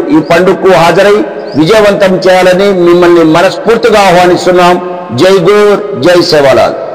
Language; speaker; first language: Telugu; non-native, local second language; Lambadi